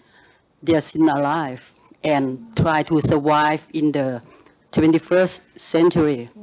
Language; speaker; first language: English; non-native, learner; Thai